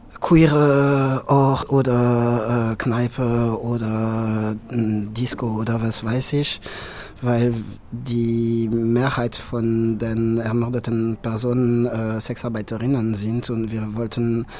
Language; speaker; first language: German; non-native, fluent; French